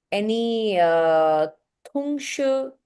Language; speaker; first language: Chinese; non-native, learner; Hindi